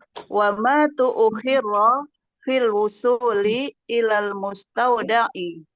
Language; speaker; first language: Arabic; non-native, learner; Indonesian